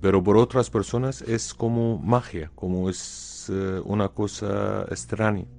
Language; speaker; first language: Spanish; non-native, fluent; Arabic